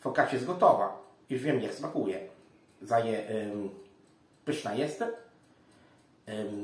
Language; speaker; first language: Polish; non-native, fluent; Italian